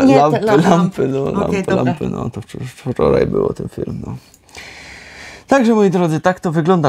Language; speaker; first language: Polish; native; Polish